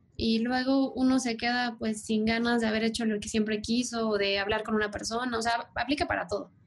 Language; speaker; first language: Spanish; native; Spanish